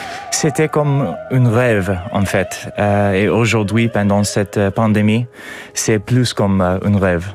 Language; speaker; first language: French; non-native, learner; English